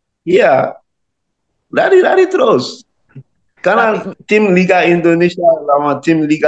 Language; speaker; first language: Indonesian; non-native, learner; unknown